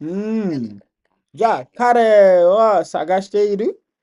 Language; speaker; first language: Japanese; non-native, learner; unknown